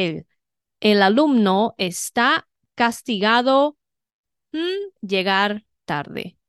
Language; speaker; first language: Spanish; non-native, fluent; Chinese